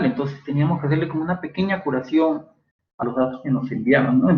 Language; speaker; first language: Spanish; native; Spanish